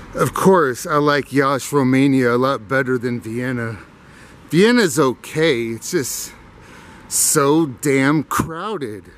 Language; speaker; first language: English; native; English